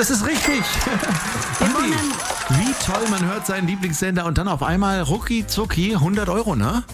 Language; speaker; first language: German; native; German